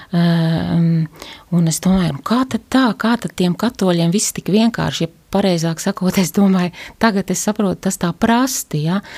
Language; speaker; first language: Latvian; native; Latvian